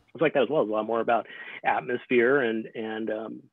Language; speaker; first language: English; native; English